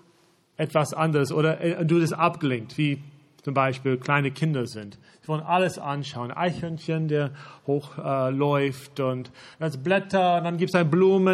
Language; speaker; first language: German; non-native, fluent; English